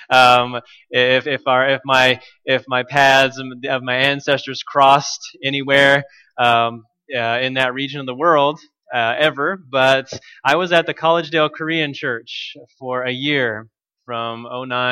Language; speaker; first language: English; native; English